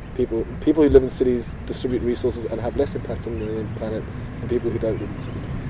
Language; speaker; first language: English; native; English